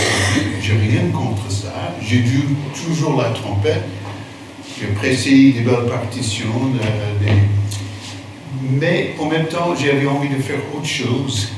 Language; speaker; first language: French; non-native, fluent; English